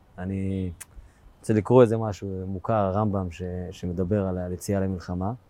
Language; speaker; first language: Hebrew; native; Hebrew